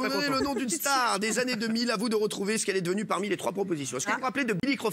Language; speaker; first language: French; native; French